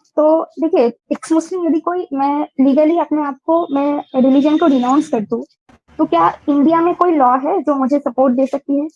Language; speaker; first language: Hindi; non-native, local second language; Bangla